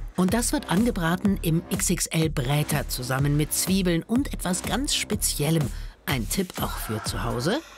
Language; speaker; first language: German; native; German